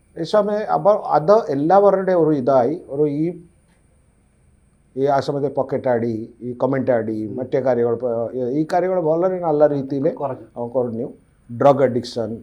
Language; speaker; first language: Malayalam; non-native, local second language; Odia